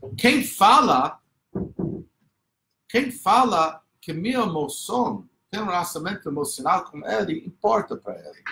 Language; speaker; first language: Portuguese; non-native, fluent; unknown